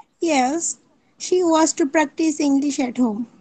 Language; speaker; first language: English; non-native, learner; Bangla